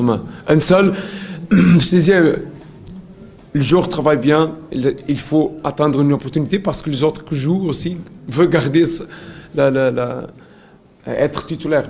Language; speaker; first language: French; non-native, learner; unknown